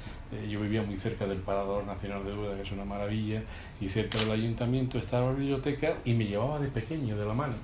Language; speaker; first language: Spanish; native; Spanish